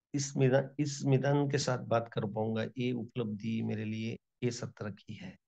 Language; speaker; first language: Hindi; non-native, local second language; Gujarati